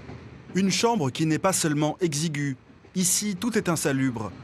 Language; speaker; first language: French; native; French